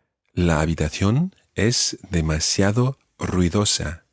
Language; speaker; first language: Spanish; non-native, fluent; English